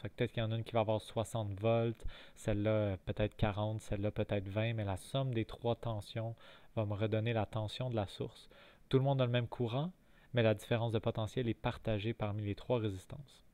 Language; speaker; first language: French; native; French